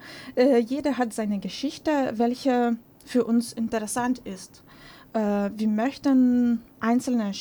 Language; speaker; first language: German; non-native, fluent; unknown